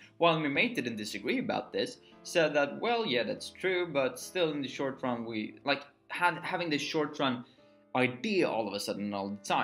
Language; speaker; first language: English; non-native, fluent; Swedish